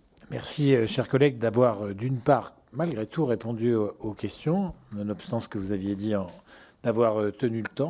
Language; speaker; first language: French; native; French